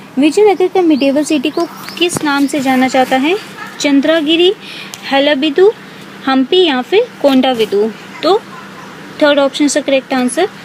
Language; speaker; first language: Hindi; native; Hindi